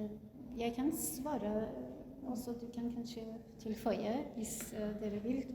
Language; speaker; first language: Norwegian; non-native, learner; Kurdish